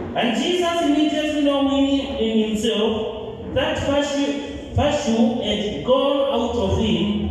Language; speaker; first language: English; non-native, local second language; Swahili